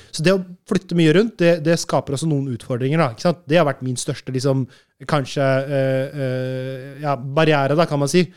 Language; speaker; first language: Norwegian; early bilingual, other home language; Urdu